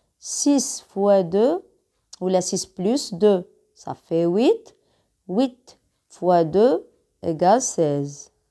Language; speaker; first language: French; non-native, local second language; Arabic